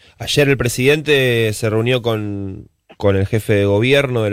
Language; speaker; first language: Spanish; native; Spanish